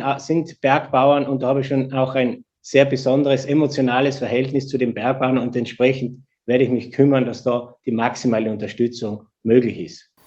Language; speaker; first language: German; native; German